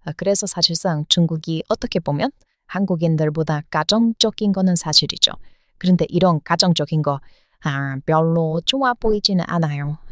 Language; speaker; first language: Korean; non-native, fluent; English